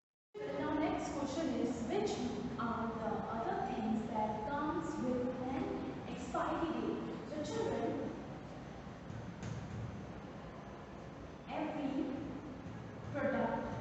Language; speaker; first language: English; non-native, local second language; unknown